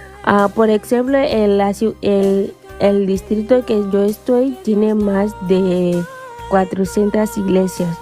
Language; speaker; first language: Spanish; non-native, fluent; Portuguese